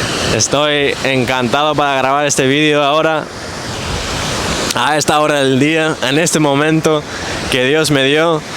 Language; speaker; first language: Spanish; early bilingual, heritage; English